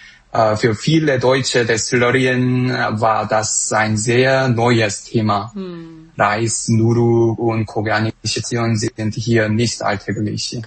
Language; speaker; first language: German; non-native, fluent; Korean